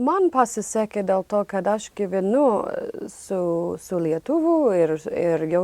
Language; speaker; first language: Lithuanian; non-native, fluent; English